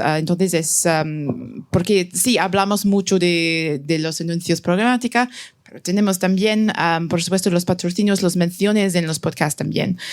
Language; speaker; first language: Spanish; non-native, fluent; French